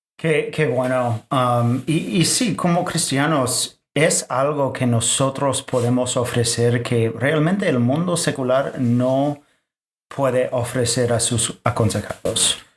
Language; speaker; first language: Spanish; non-native, fluent; English